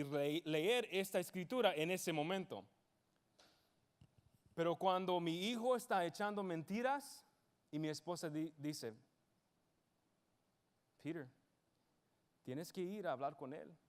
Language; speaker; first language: Spanish; early bilingual, heritage; English